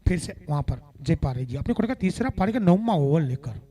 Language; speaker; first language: Hindi; non-native, local second language; Gujarati